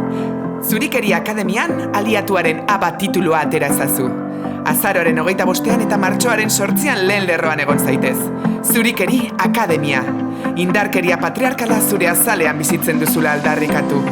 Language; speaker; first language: Basque; native; Basque